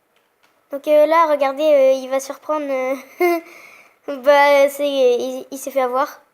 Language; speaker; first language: French; native; French